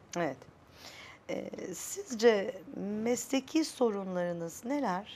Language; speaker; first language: Turkish; native; Turkish